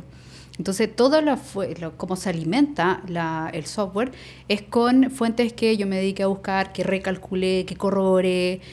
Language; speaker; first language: Spanish; native; Spanish